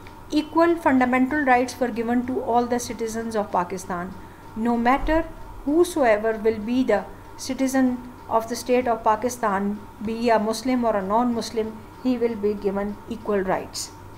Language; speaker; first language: English; non-native, local second language; Hindi